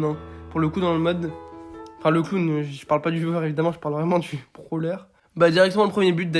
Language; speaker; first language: French; native; French